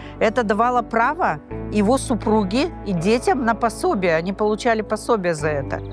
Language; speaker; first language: Russian; non-native, local second language; Gagauz